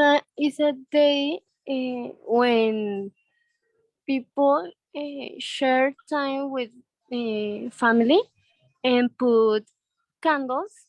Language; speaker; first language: English; non-native, learner; Spanish